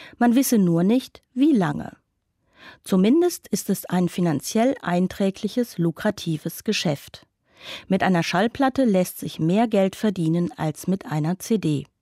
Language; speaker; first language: German; native; German